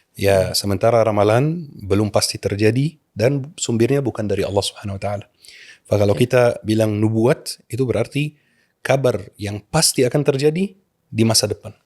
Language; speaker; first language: Indonesian; non-native, fluent; Arabic